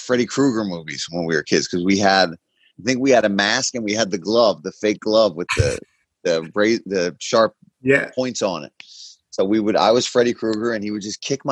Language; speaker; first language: English; native; English